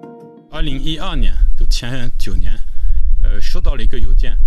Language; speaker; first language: Chinese; non-native, fluent; French